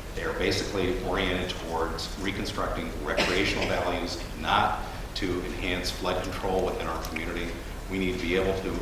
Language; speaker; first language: English; native; English